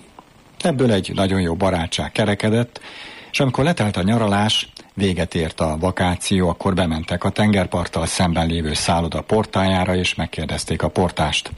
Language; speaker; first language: Hungarian; native; Hungarian